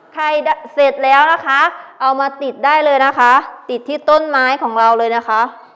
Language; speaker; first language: Thai; native; Thai